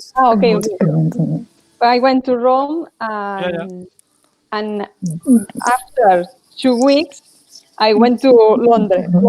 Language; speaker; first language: English; non-native, learner; Spanish